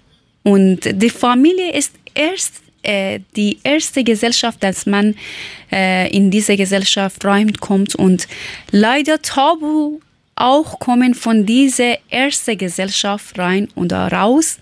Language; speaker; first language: German; non-native, learner; Persian